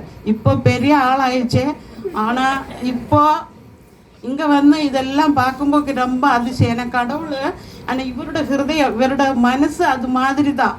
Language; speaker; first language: Tamil; non-native, learner; Malayalam